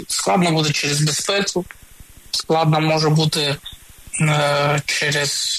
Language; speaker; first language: Ukrainian; non-native, local second language; Russian